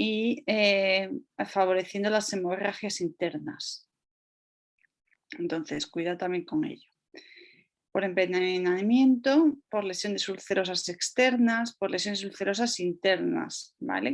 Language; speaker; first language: Spanish; native; Spanish